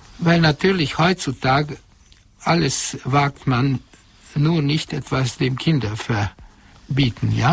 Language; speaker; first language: German; non-native, fluent; Hungarian